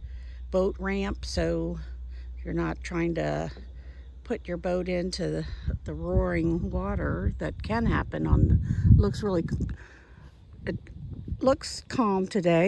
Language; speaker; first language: English; native; English